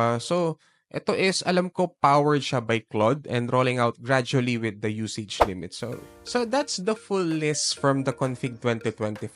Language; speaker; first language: English; non-native, local second language; Filipino